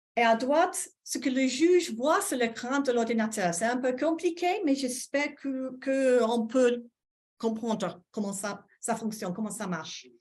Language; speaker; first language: French; non-native, fluent; English